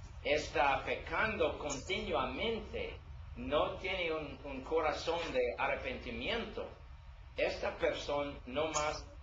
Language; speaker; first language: Spanish; non-native, learner; English